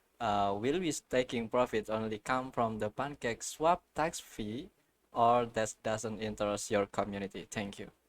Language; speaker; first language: English; non-native, learner; Indonesian